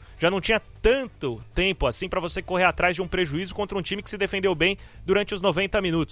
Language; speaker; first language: Portuguese; native; Portuguese